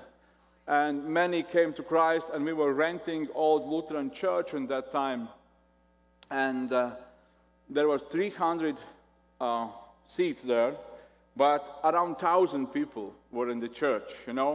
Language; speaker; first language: English; non-native, fluent; Latvian